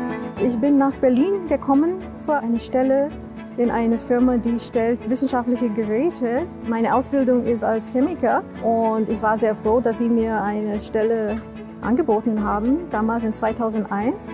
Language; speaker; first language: German; non-native, fluent; English